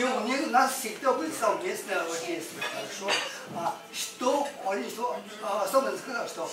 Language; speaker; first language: Russian; non-native, learner; Chinese